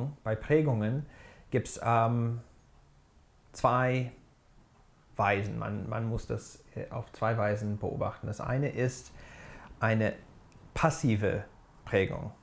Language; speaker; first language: German; non-native, fluent; English